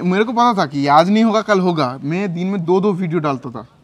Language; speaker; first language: Hindi; non-native, local second language; Bangla